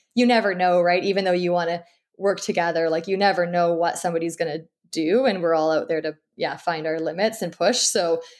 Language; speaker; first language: English; native; English